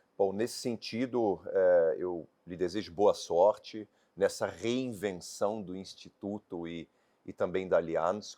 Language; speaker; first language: Portuguese; native; Portuguese